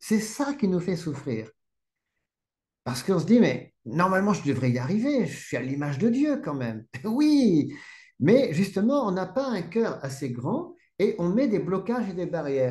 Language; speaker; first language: French; native; French